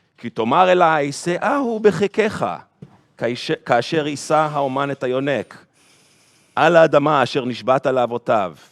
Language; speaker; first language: Hebrew; native; Hebrew